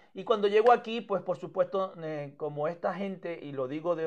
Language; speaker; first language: Spanish; native; Spanish